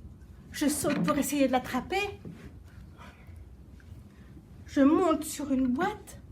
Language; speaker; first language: French; native; French